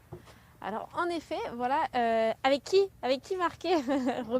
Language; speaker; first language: French; native; French